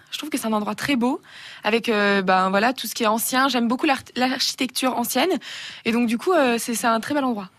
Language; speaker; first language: French; native; French